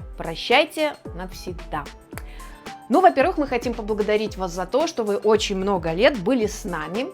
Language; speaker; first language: Russian; native; Russian